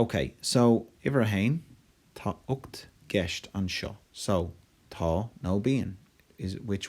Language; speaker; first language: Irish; non-native, local second language; English